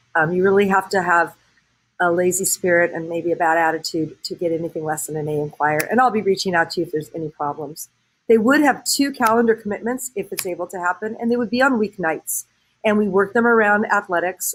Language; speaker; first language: English; native; English